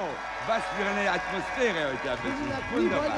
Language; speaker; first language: German; non-native, local second language; Italian